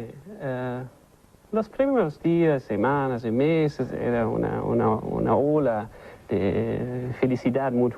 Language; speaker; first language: Spanish; non-native, learner; German